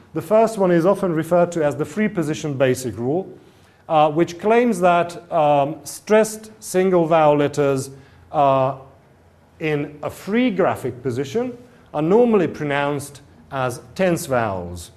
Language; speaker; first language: English; non-native, fluent; Hungarian